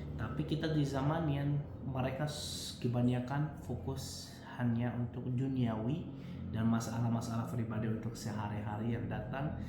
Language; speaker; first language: Indonesian; non-native, fluent; Arabic